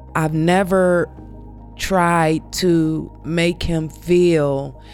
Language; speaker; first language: English; native; English